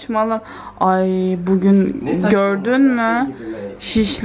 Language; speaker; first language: Turkish; native; Turkish